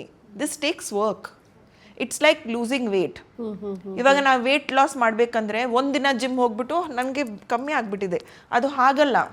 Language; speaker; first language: Kannada; non-native, local second language; Hindi